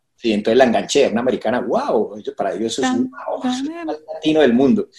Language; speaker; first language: Spanish; native; Spanish